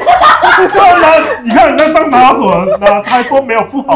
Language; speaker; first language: Chinese; native; Chinese